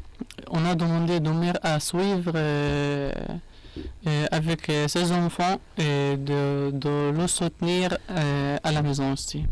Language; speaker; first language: French; non-native, learner; Arabic